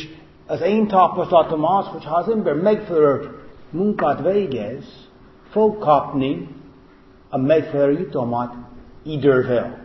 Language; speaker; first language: Hungarian; non-native, fluent; English